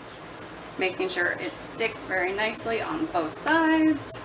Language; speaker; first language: English; native; English